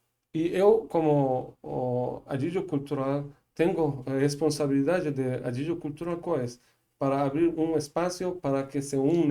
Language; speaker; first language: Portuguese; non-native, learner; Persian